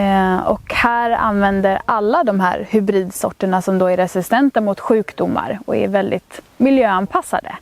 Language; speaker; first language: Swedish; native; Swedish